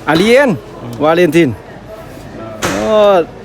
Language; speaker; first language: Russian; non-native, learner; Lao